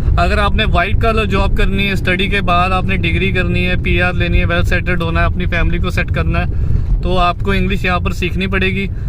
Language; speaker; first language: Hindi; non-native, local second language; Punjabi